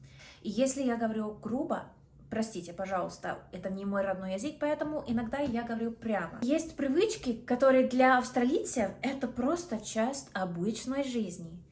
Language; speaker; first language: Russian; non-native, fluent; English